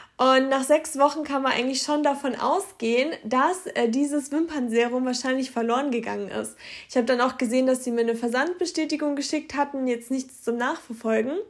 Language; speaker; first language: German; early bilingual, other home language; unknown